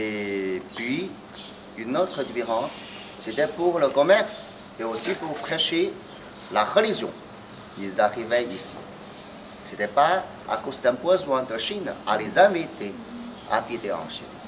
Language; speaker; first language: French; non-native, fluent; Chinese